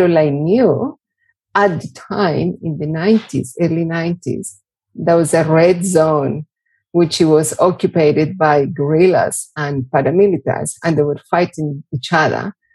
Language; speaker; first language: English; non-native, fluent; Spanish